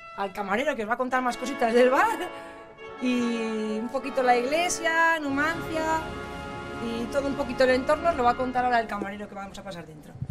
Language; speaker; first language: Spanish; native; Spanish